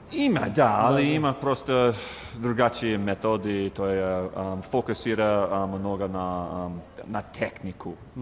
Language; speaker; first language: Croatian; non-native, learner; English